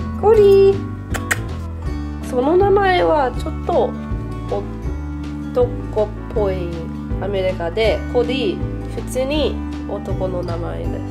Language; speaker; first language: Japanese; non-native, learner; English